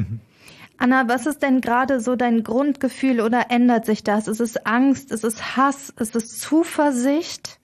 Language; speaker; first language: German; native; German